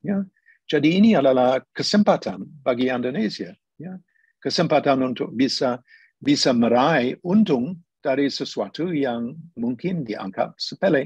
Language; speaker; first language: Indonesian; non-native, fluent; English